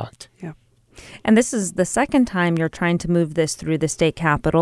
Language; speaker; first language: English; native; English